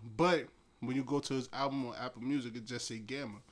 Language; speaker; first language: English; native; English